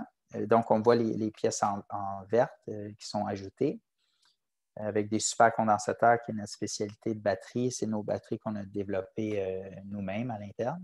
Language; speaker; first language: French; native; French